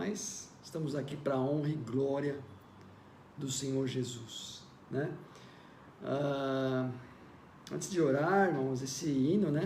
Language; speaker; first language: Portuguese; native; Portuguese